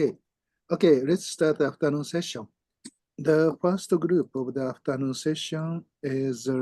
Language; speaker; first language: English; non-native, fluent; Japanese